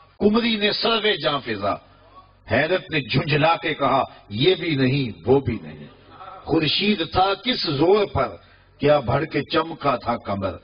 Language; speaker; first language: Urdu; non-native, local second language; Punjabi